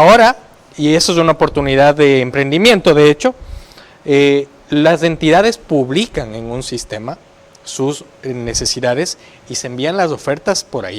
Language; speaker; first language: Spanish; native; Spanish